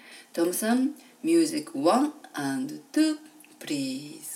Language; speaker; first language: Japanese; native; Japanese